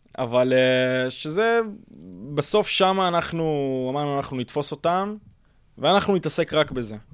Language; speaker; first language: Hebrew; early bilingual, other home language; English